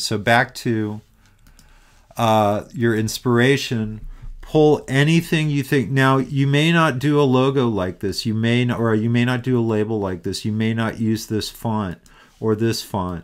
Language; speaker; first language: English; native; English